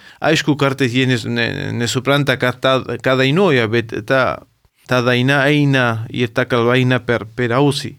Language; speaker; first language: Lithuanian; early bilingual, heritage; Lithuanian